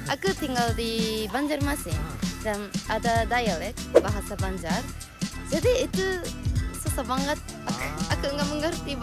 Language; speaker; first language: Indonesian; non-native, learner; Japanese